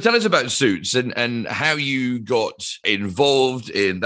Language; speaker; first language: English; native; English